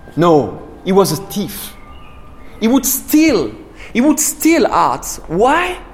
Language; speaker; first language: English; non-native, fluent; French